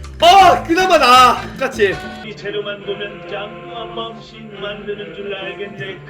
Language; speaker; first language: Korean; native; Korean